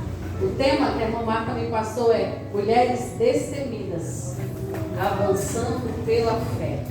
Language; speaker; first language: Portuguese; native; Portuguese